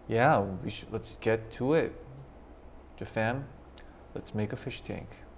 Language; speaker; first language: English; early bilingual, other home language; Korean